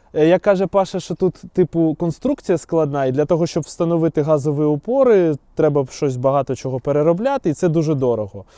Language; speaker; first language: Ukrainian; non-native, local second language; Russian